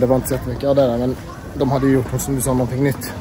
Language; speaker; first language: Swedish; native; Swedish